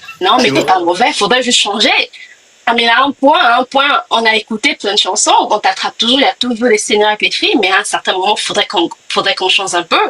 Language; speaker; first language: French; non-native, local second language; Lingala